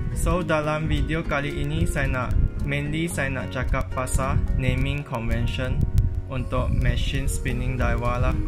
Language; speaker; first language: Malay; native; Malay